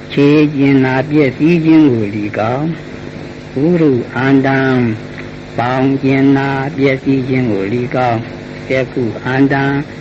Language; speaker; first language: Burmese; native; Burmese